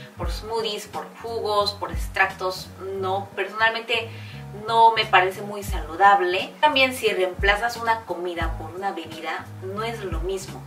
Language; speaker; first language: Spanish; non-native, fluent; Korean